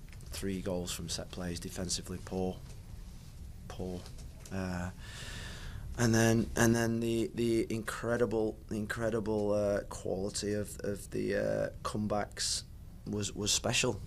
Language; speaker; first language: English; native; English